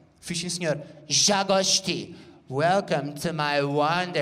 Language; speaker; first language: Portuguese; native; Portuguese